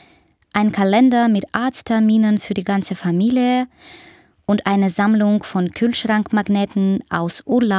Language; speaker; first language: German; non-native, fluent; Ukrainian